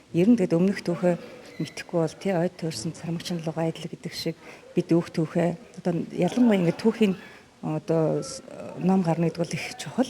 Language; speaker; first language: Mongolian; native; Mongolian